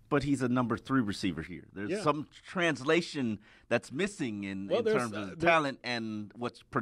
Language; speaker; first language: English; native; English